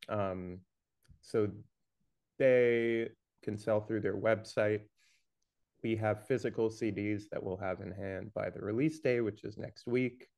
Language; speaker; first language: English; native; English